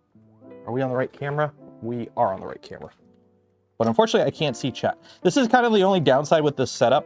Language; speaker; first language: English; native; English